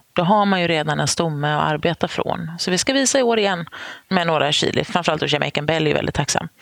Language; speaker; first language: Swedish; native; Swedish